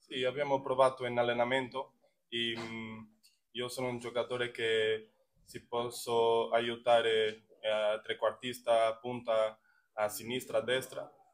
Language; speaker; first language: Italian; non-native, learner; Portuguese